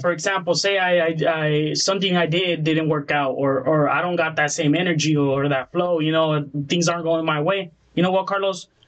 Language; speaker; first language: English; early bilingual, other home language; Spanish